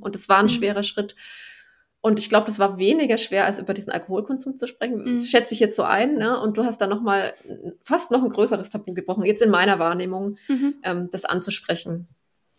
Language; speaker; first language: German; native; German